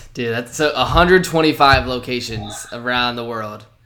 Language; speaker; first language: English; native; English